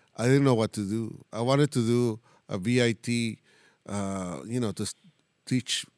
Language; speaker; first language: English; non-native, fluent; Spanish